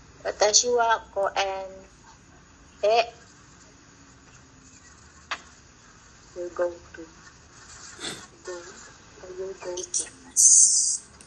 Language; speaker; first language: Japanese; non-native, learner; Filipino